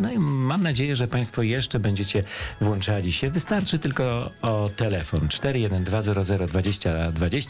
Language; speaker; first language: Polish; native; Polish